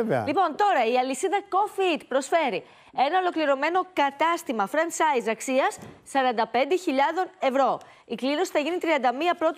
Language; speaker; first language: Greek; native; Greek